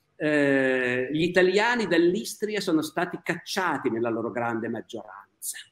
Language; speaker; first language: Italian; native; Italian